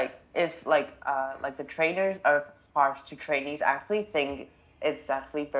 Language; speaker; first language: English; non-native, local second language; Cantonese